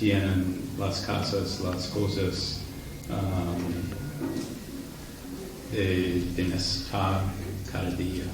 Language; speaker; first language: Spanish; non-native, learner; English